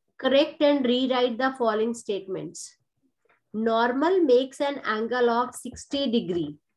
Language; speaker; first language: English; non-native, local second language; Hindi